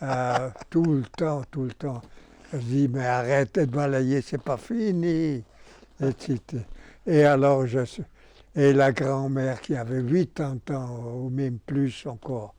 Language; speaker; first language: French; non-native, local second language; German